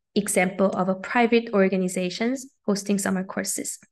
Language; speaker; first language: English; native; English